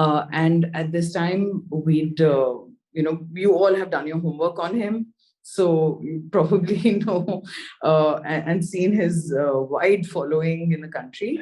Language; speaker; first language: English; non-native, local second language; Hindi